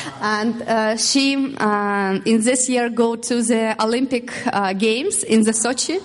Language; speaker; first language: English; non-native, learner; Russian